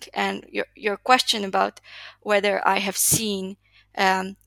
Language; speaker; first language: English; non-native, fluent; Slovak